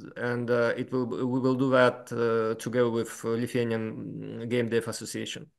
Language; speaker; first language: English; non-native, fluent; Lithuanian